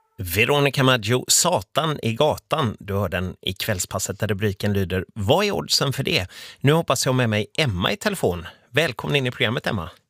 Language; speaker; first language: Swedish; native; Swedish